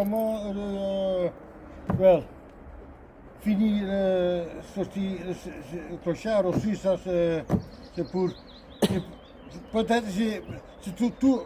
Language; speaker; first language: French; non-native, learner; Dutch